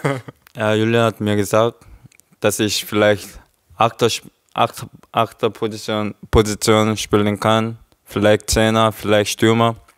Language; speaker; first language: German; non-native, learner; Korean